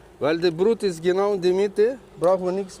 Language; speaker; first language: German; non-native, learner; Russian